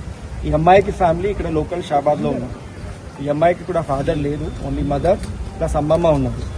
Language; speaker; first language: Telugu; non-native, learner; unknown